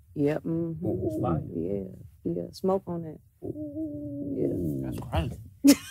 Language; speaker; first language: English; native; English